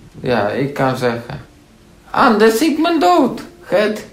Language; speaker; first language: Dutch; non-native, learner; Polish